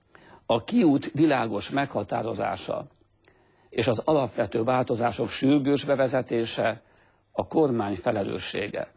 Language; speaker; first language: Hungarian; native; Hungarian